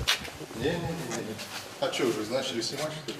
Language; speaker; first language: Russian; non-native, local second language; Kyrgyz